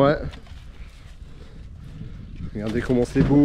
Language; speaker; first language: French; native; French